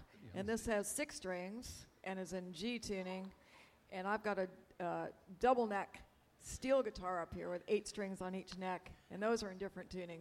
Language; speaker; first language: English; native; English